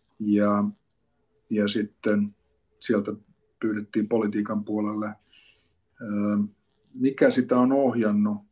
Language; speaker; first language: Finnish; native; Finnish